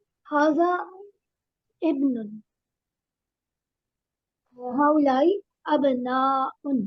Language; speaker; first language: Arabic; non-native, learner; Urdu